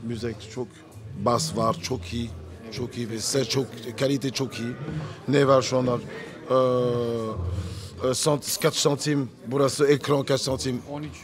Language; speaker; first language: Turkish; non-native, learner; French